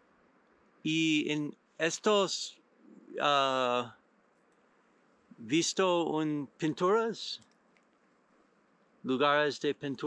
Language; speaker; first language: Spanish; non-native, learner; English